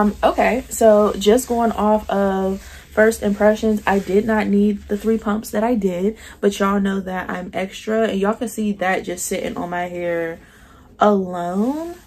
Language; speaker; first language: English; native; English